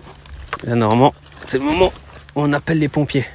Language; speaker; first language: French; native; French